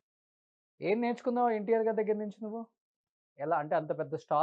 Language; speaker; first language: Telugu; native; Telugu